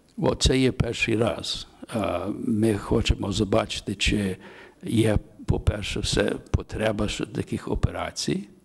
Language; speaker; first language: Ukrainian; early bilingual, heritage; Ukrainian